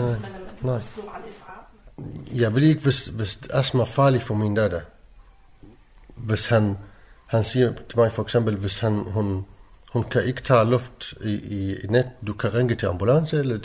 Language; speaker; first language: Danish; non-native, learner; Arabic